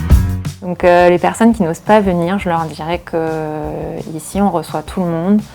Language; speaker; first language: French; native; French